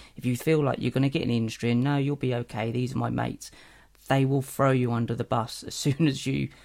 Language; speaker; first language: English; native; English